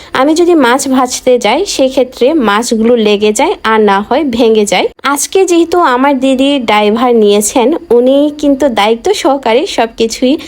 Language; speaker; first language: Bangla; native; Bangla